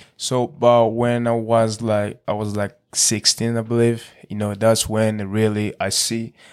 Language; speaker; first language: English; early bilingual, other home language; Kinyarwanda